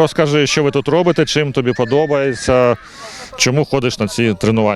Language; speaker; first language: Ukrainian; native; Ukrainian